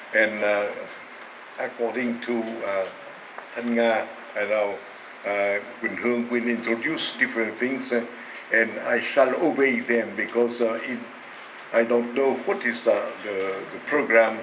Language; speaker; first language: English; non-native, fluent; Vietnamese